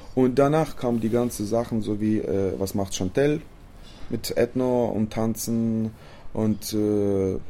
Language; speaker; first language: German; non-native, fluent; Romanian